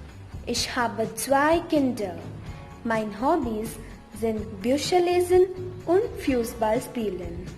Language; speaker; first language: German; non-native, learner; Hindi